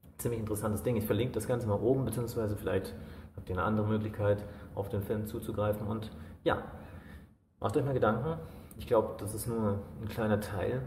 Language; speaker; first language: German; early bilingual, other home language; Romanian